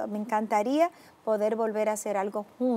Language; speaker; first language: Spanish; native; Spanish